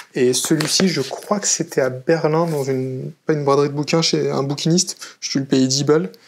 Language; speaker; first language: French; native; French